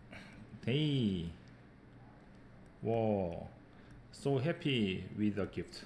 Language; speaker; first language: English; non-native, fluent; Korean